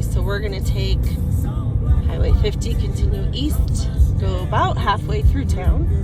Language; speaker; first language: English; native; English